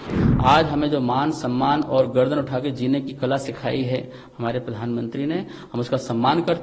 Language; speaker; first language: Hindi; native; Hindi